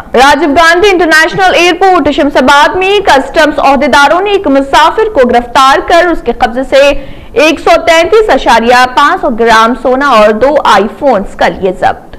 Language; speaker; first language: Urdu; native; Urdu